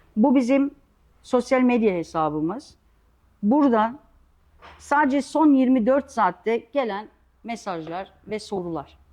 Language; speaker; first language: Turkish; early bilingual, heritage; Turkish